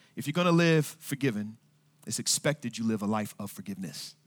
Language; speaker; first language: English; native; English